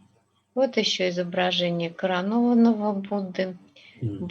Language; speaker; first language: Russian; native; Russian